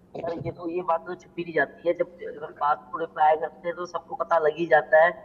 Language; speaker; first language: Urdu; non-native, local second language; Sindhi